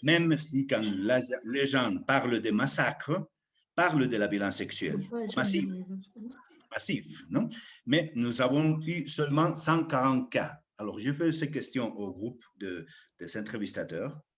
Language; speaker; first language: French; non-native, fluent; Spanish